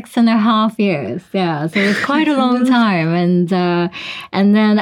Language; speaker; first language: English; non-native, local second language; Cantonese